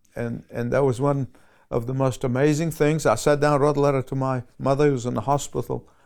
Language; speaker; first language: English; non-native, fluent; Arabic